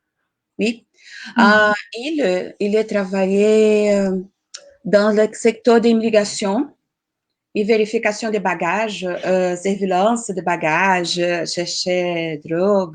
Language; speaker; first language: French; non-native, learner; Portuguese